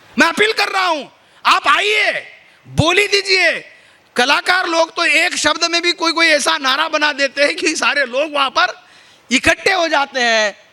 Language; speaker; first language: Hindi; non-native, local second language; Marathi